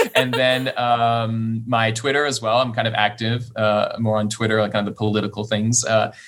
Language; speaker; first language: English; early bilingual, other home language; Persian